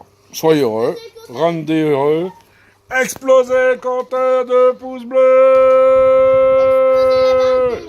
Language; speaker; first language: French; native; French